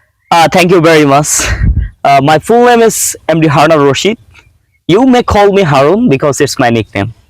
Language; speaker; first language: English; non-native, local second language; Bangla